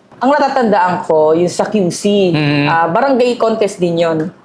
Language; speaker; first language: Filipino; native; Filipino